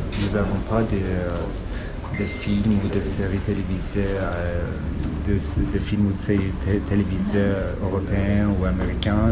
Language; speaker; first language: French; non-native, learner; Persian